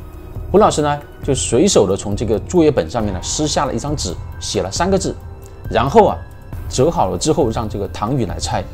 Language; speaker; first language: Chinese; native; Chinese